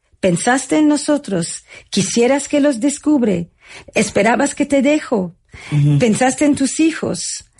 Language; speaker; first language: Spanish; non-native, fluent; French